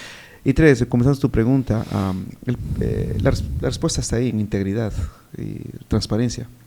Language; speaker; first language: Spanish; native; Spanish